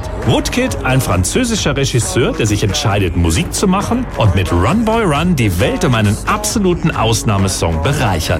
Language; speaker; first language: German; native; German